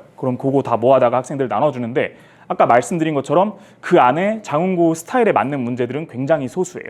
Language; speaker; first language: Korean; native; Korean